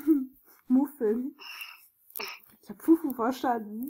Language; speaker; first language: German; native; German